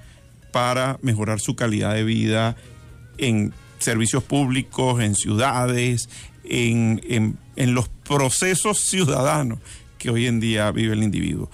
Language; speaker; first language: Spanish; native; Spanish